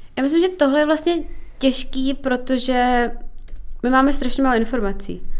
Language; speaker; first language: Czech; native; Czech